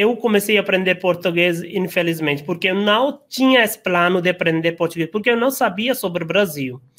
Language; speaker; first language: Portuguese; non-native, learner; Hindi